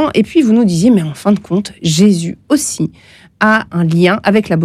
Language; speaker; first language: French; native; French